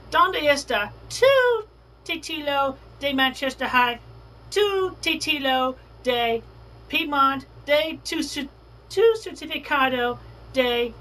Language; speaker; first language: Spanish; non-native, learner; English